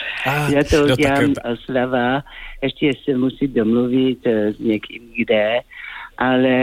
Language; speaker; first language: Czech; non-native, fluent; French